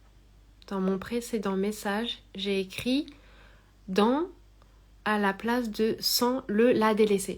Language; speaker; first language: French; native; French